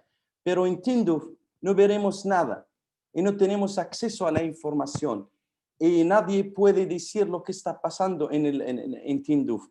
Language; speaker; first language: Spanish; non-native, fluent; Arabic